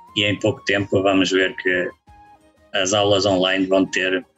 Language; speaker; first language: Portuguese; native; Portuguese